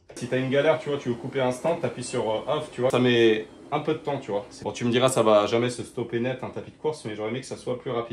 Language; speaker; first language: French; native; French